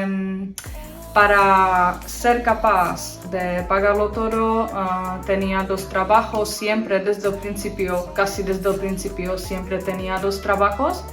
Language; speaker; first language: Spanish; non-native, fluent; Czech